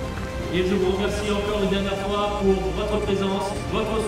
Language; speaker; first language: French; native; French